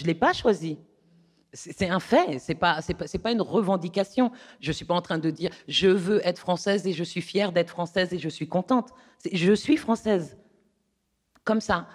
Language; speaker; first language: French; native; French